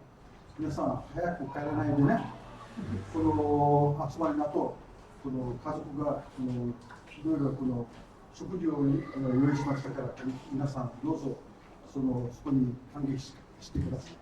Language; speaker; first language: Japanese; early bilingual, heritage; Portuguese